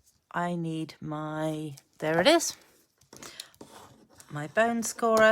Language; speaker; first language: English; native; English